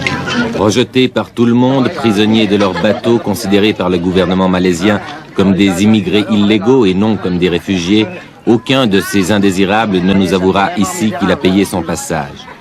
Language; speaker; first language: French; native; French